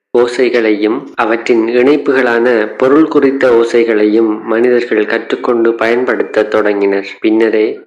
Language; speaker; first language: Tamil; native; Tamil